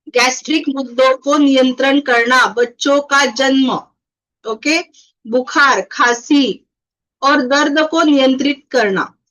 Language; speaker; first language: Hindi; non-native, local second language; Marathi